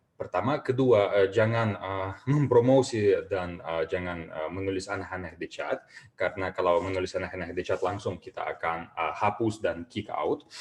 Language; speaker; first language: Indonesian; non-native, fluent; Russian